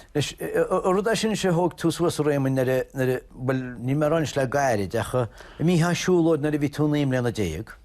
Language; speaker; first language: Irish; native; Irish